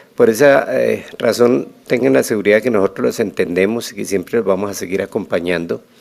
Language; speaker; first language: Spanish; native; Spanish